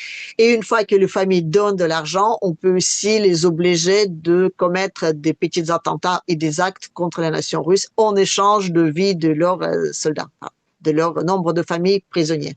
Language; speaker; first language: French; non-native, fluent; Russian